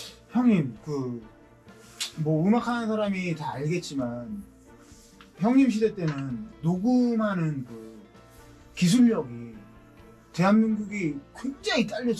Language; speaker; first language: Korean; native; Korean